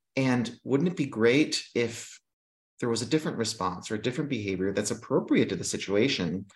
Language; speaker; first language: English; early bilingual, other home language; Greek